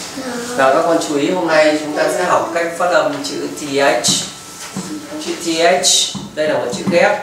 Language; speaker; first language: Vietnamese; native; Vietnamese